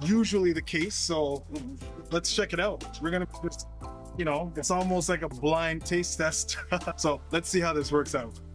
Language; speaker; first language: English; native; English